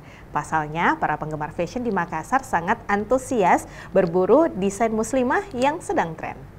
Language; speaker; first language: Indonesian; native; Indonesian